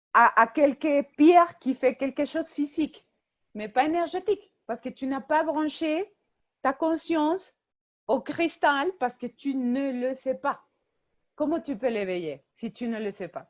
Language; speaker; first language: French; non-native, fluent; Spanish